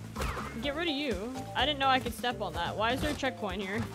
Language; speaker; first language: English; native; English